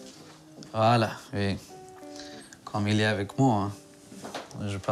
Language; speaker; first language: French; non-native, learner; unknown